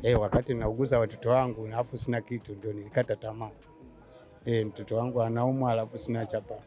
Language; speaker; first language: Swahili; native; Swahili